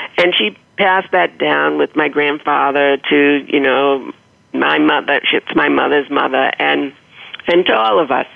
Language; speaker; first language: English; native; English